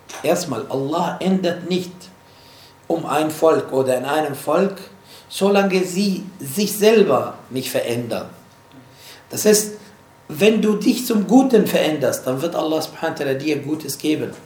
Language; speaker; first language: German; non-native, fluent; Arabic